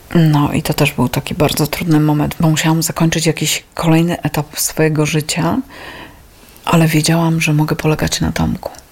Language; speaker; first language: Polish; native; Polish